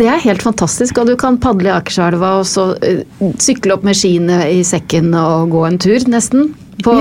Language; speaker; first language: Norwegian; native; Norwegian